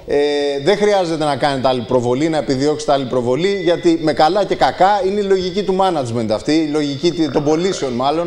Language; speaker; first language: Greek; native; Greek